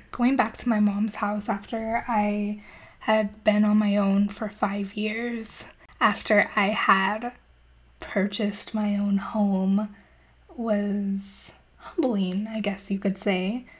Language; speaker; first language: English; native; English